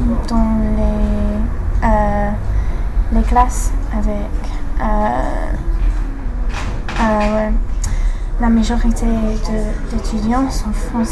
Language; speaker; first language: French; non-native, learner; English